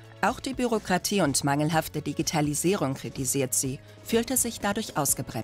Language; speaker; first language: German; native; German